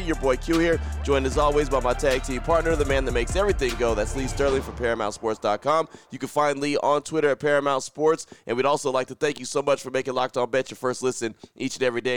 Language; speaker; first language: English; native; English